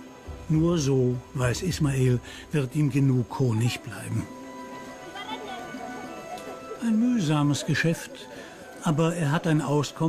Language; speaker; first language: German; native; German